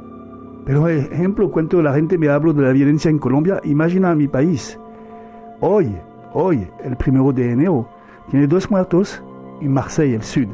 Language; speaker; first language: Spanish; non-native, fluent; French